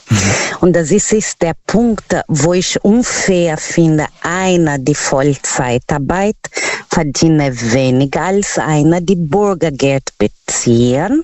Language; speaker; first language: German; non-native, learner; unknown